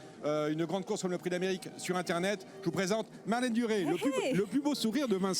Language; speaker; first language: French; native; French